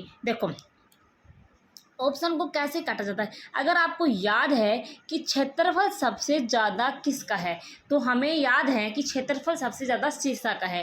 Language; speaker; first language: Hindi; native; Hindi